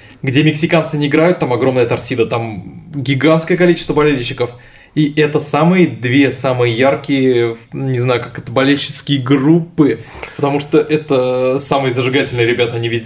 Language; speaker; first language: Russian; native; Russian